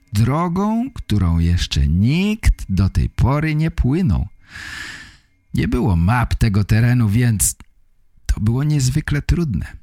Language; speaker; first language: Polish; native; Polish